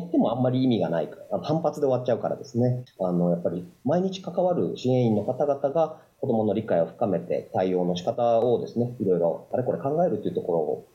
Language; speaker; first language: Japanese; native; Japanese